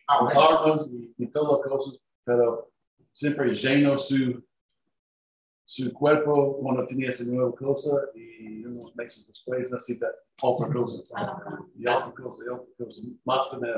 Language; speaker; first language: Spanish; non-native, learner; English